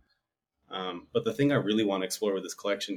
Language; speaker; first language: English; native; English